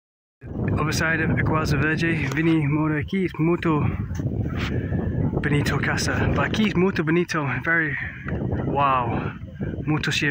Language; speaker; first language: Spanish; non-native, learner; English